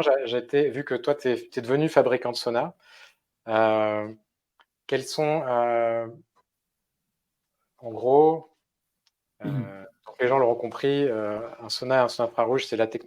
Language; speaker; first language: French; native; French